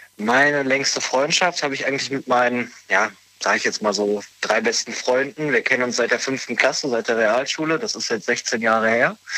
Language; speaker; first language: German; native; German